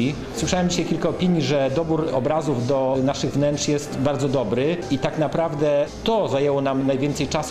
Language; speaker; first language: Polish; native; Polish